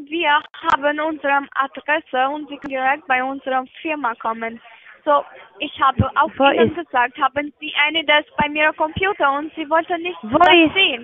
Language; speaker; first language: German; non-native, learner; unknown